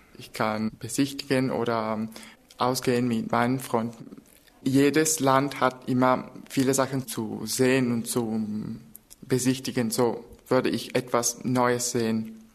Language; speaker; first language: German; non-native, fluent; Italian